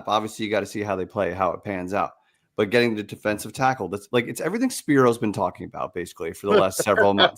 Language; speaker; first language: English; native; English